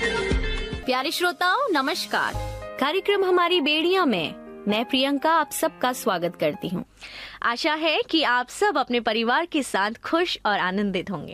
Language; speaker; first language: Hindi; native; Hindi